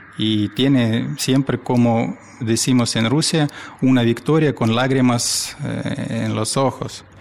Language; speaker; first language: Spanish; non-native, fluent; Russian